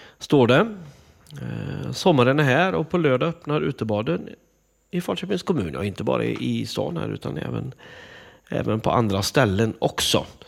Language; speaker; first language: Swedish; native; Swedish